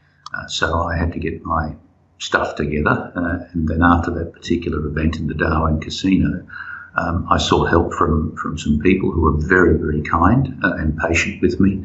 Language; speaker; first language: English; native; English